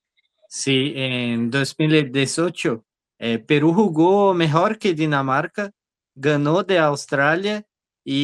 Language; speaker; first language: Spanish; non-native, learner; Portuguese